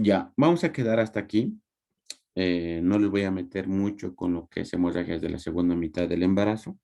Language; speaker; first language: Spanish; native; Spanish